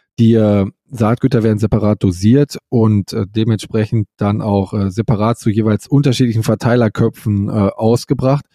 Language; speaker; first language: German; native; German